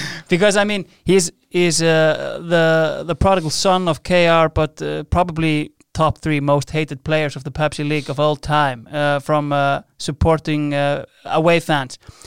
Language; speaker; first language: English; non-native, fluent; Icelandic